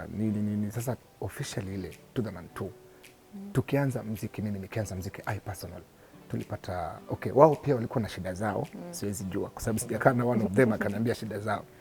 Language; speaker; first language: Swahili; native; Swahili